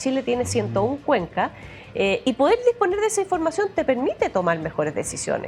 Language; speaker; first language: Spanish; native; Spanish